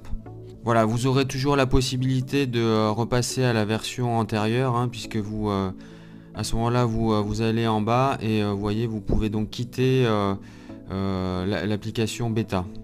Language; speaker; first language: French; native; French